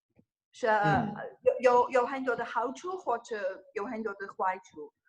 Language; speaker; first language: Chinese; non-native, fluent; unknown